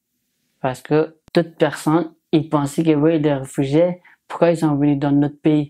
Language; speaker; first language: French; non-native, learner; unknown